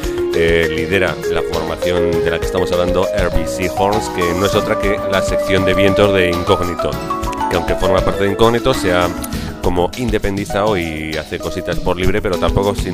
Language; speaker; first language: Spanish; native; Spanish